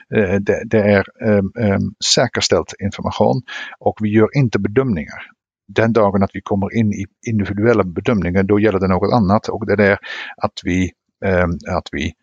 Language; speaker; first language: Swedish; non-native, fluent; Dutch